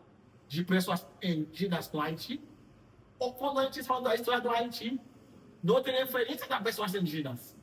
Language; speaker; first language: Portuguese; non-native, fluent; Haitian Creole